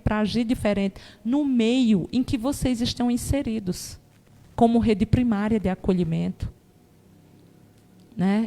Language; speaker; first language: Portuguese; native; Portuguese